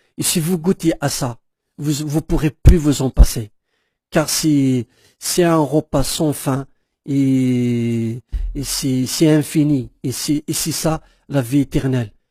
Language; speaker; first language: French; non-native, local second language; Kabyle